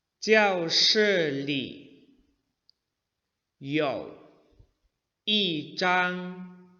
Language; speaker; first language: Chinese; non-native, fluent; Indonesian